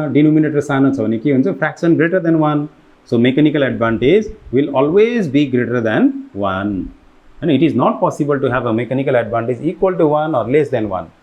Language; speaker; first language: Nepali; native; Nepali